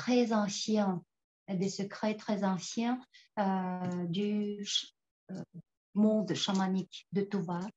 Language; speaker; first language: French; non-native, fluent; Tuvinian